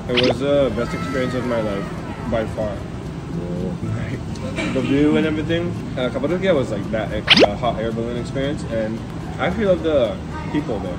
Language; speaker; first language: English; non-native, fluent; Japanese